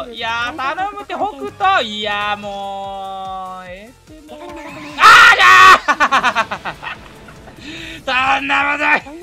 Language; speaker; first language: Japanese; native; Japanese